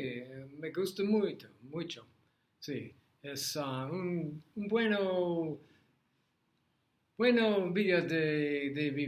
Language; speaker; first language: Spanish; non-native, learner; English